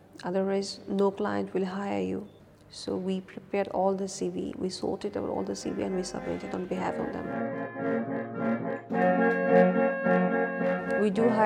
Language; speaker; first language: English; non-native, local second language; Bangla